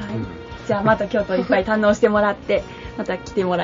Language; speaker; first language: Japanese; native; Japanese